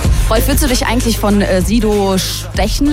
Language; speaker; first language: German; native; German